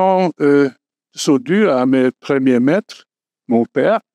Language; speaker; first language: French; non-native, fluent; Polish